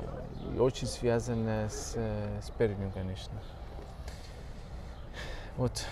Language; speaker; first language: Russian; non-native, fluent; Greek